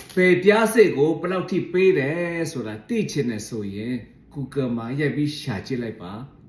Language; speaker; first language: Burmese; non-native, local second language; Shan